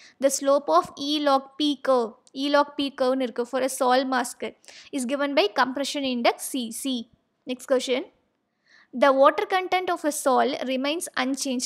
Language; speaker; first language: English; non-native, local second language; Tamil